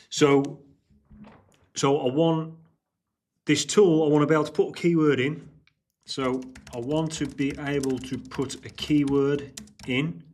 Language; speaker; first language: English; native; English